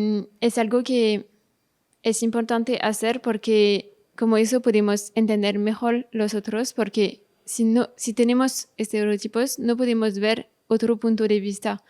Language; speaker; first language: Spanish; non-native, fluent; French